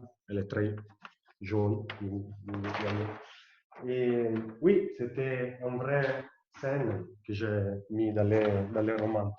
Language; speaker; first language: French; non-native, fluent; Italian